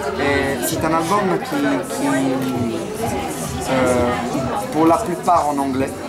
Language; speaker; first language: French; non-native, fluent; Italian